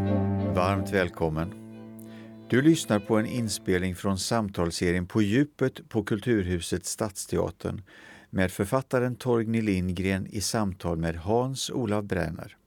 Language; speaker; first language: Swedish; native; Swedish